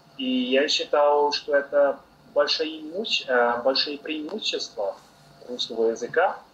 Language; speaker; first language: Russian; non-native, learner; Portuguese